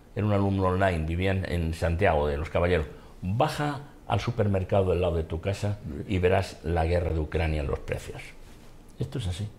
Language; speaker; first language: Spanish; non-native, local second language; Catalan